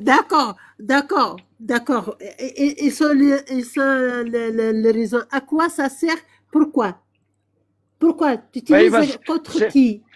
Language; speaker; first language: French; non-native, local second language; Arabic